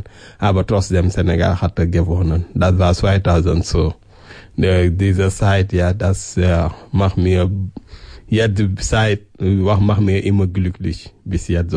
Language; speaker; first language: German; non-native, learner; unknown